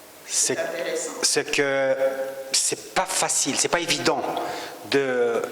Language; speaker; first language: French; non-native, local second language; Romanian